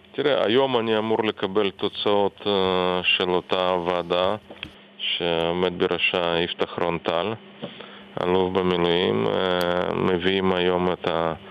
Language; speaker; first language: Hebrew; non-native, fluent; Russian